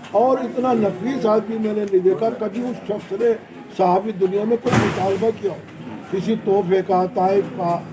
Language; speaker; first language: Urdu; native; Urdu